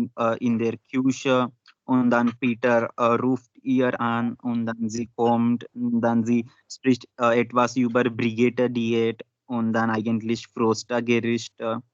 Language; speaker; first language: German; non-native, learner; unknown